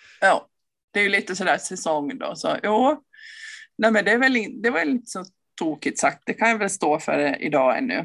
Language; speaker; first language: Swedish; native; Swedish